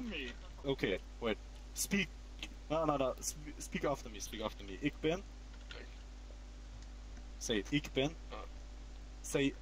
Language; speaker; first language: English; non-native, fluent; German